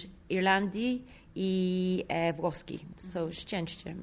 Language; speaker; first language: Polish; non-native, learner; English